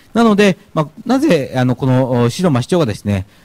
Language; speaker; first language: Japanese; native; Japanese